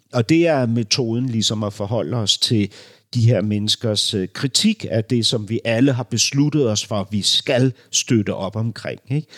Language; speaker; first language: Danish; native; Danish